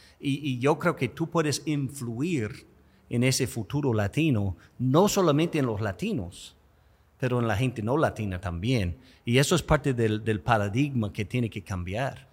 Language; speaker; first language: Spanish; non-native, fluent; English